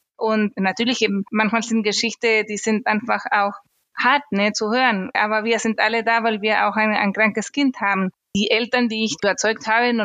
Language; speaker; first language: German; non-native, fluent; Spanish